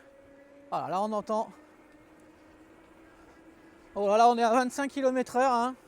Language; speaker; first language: French; native; French